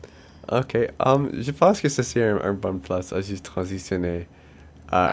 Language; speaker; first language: French; non-native, learner; English